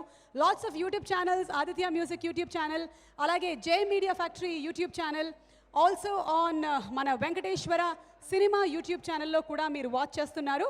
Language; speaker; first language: Telugu; native; Telugu